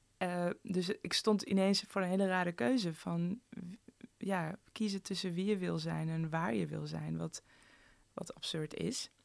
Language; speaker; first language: Dutch; early bilingual, other home language; Persian